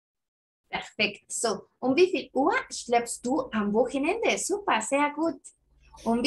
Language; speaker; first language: German; non-native, fluent; Spanish